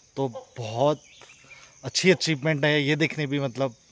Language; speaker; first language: Hindi; native; Hindi